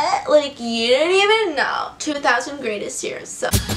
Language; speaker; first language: English; early bilingual, other home language; Portuguese